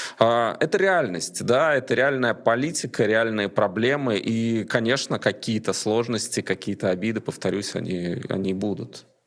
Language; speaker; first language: Russian; native; Russian